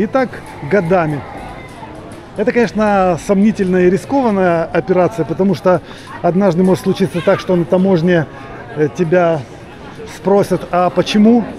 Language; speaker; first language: Russian; native; Russian